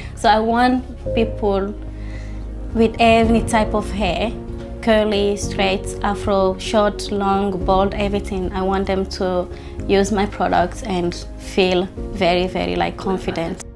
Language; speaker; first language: English; non-native, fluent; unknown